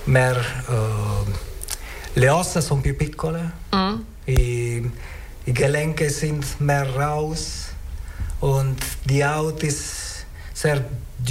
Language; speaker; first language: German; non-native, learner; Italian